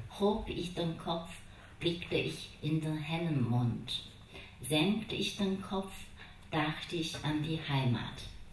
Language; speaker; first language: German; non-native, fluent; Chinese